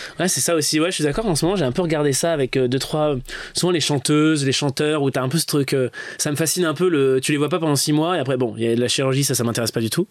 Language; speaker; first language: French; native; French